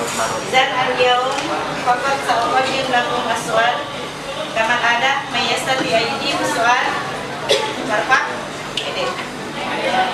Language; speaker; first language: Arabic; non-native, fluent; Indonesian